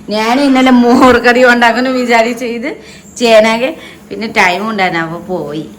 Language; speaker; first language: Malayalam; non-native, fluent; Nepali